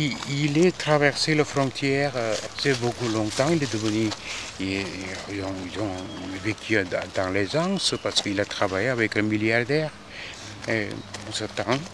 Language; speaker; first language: French; non-native, fluent; Korean